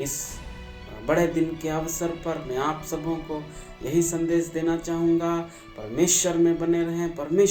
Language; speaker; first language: Hindi; native; Hindi